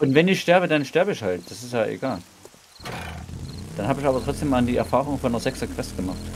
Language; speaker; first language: German; native; German